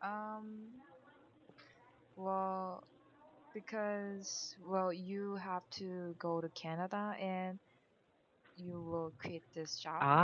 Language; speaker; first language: English; non-native, learner; Korean